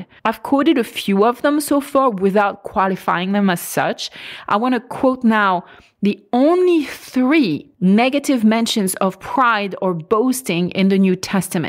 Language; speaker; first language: English; non-native, fluent; French